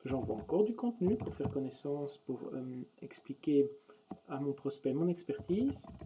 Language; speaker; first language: French; native; French